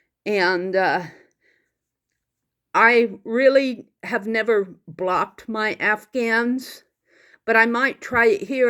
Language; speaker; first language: English; native; English